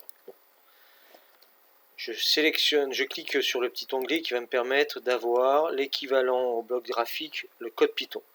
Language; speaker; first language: French; native; French